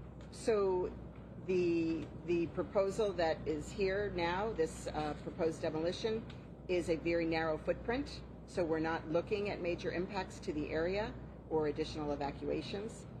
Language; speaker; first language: English; native; English